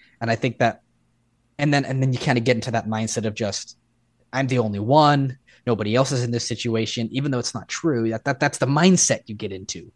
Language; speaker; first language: English; native; English